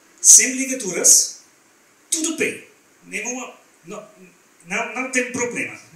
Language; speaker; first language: Portuguese; non-native, learner; German